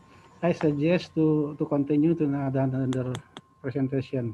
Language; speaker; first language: English; non-native, learner; Indonesian